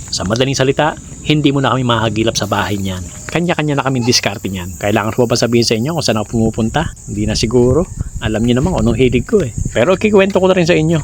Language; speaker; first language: Filipino; non-native, local second language; Cebuano